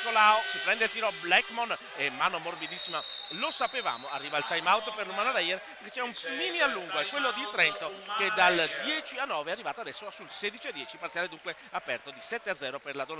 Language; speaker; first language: Italian; native; Italian